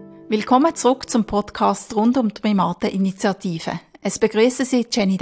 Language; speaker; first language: German; native; German